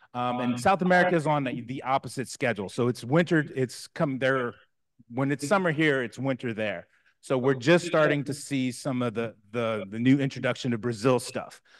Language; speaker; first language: English; native; English